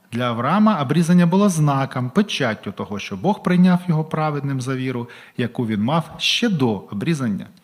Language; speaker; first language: Ukrainian; non-native, local second language; Russian